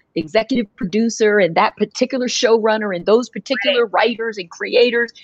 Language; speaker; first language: English; native; English